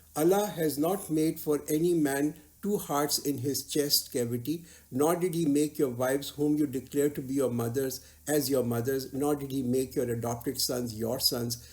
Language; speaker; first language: English; non-native, local second language; Urdu